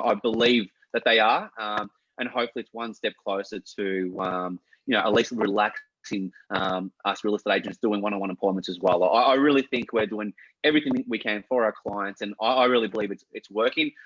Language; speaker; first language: English; native; English